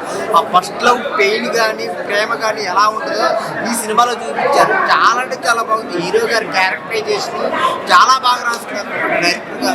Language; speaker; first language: Telugu; native; Telugu